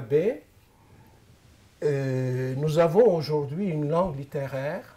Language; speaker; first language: French; non-native, fluent; Turkish